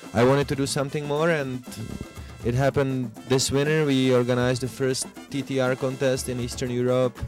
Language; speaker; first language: English; non-native, fluent; Czech